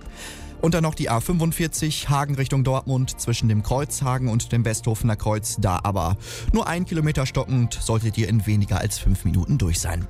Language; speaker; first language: German; native; German